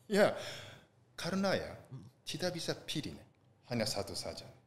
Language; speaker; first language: Indonesian; non-native, learner; Japanese